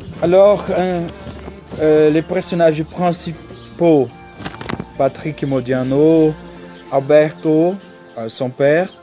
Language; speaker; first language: French; non-native, learner; Portuguese